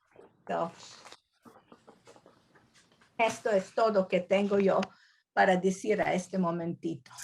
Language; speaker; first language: Spanish; non-native, learner; Croatian